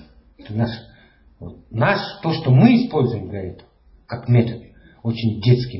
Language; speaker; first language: Russian; native; Russian